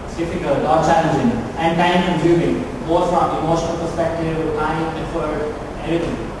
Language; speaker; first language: English; non-native, local second language; Kannada